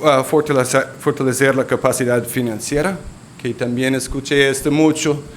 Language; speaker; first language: Spanish; non-native, local second language; English